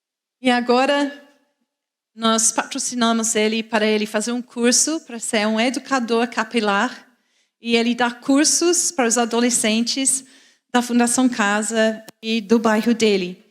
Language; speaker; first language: Portuguese; non-native, fluent; English